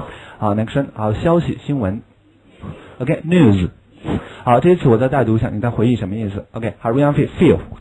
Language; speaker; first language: Chinese; native; Chinese